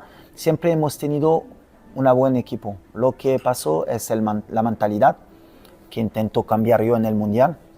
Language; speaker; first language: Spanish; non-native, fluent; French